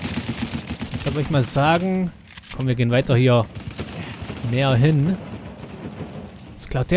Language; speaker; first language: German; native; German